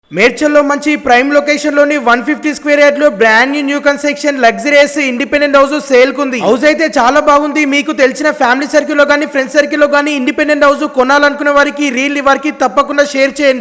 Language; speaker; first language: Telugu; native; Telugu